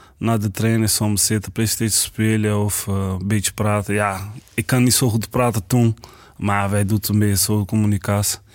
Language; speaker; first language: Dutch; non-native, learner; Portuguese